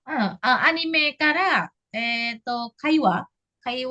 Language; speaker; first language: Japanese; non-native, fluent; Indonesian